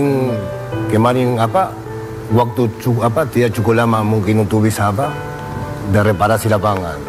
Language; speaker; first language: Indonesian; non-native, fluent; Spanish